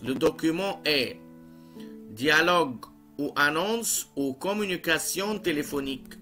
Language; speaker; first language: French; non-native, fluent; Arabic